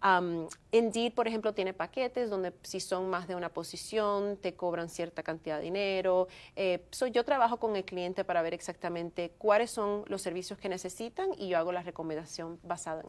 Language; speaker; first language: Spanish; early bilingual, heritage; Spanish